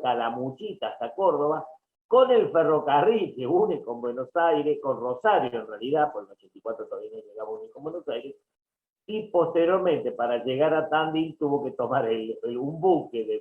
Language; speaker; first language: Spanish; native; Spanish